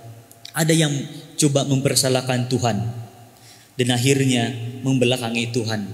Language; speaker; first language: Malay; native; Malay